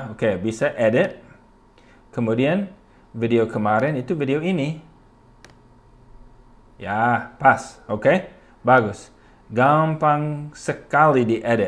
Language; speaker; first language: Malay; non-native, fluent; English